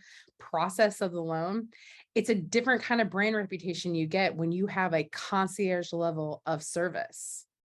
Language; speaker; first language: English; native; English